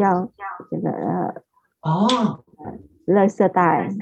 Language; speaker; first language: Chinese; non-native, fluent; Vietnamese